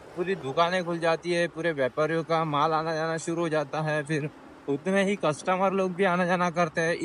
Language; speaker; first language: Hindi; non-native, local second language; Marathi